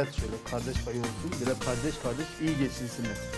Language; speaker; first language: Turkish; native; Turkish